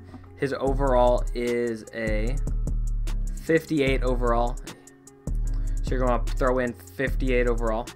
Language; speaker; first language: English; native; English